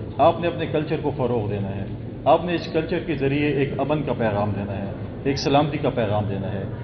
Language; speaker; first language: Urdu; non-native, local second language; Saraiki